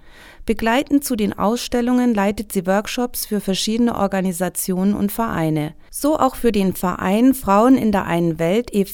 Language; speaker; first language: German; native; German